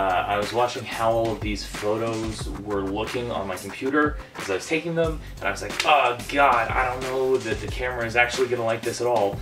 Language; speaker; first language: English; native; English